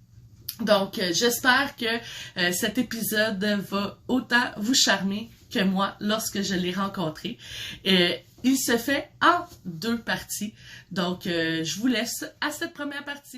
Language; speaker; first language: French; native; French